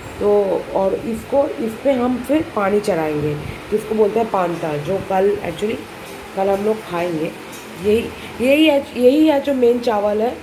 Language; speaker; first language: Hindi; non-native, local second language; Bangla